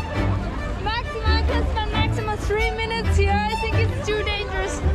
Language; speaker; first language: English; non-native, fluent; Chinese